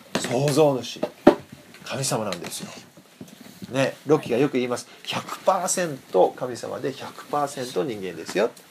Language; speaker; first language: Japanese; native; Japanese